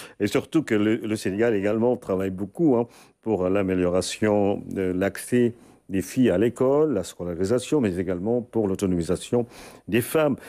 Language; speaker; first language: French; non-native, local second language; Wolof